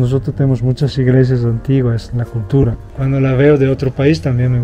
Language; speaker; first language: Spanish; non-native, fluent; Italian